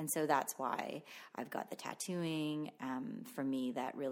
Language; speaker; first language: English; non-native, fluent; Filipino